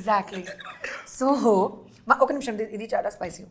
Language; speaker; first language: Telugu; non-native, learner; Hindi